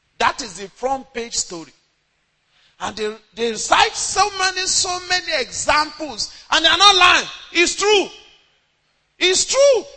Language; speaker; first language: English; non-native, local second language; Yoruba